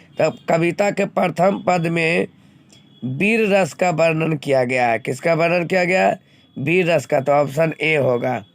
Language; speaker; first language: Hindi; native; Hindi